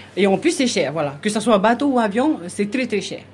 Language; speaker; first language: French; native; French